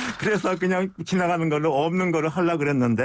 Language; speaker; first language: Korean; native; Korean